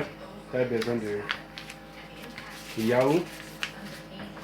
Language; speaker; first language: French; non-native, fluent; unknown